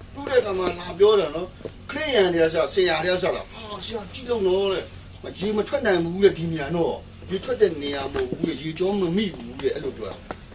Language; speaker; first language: Burmese; non-native, local second language; Kachin